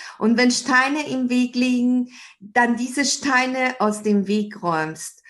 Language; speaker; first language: German; early bilingual, other home language; Hungarian